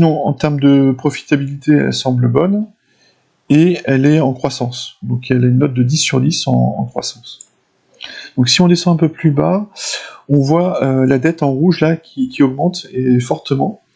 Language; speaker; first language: French; native; French